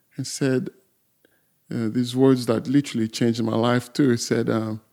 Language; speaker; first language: English; non-native, fluent; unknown